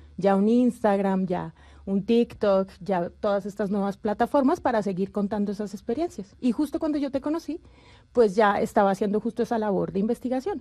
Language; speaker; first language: Spanish; native; Spanish